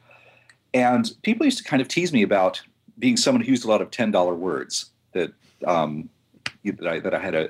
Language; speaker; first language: English; native; English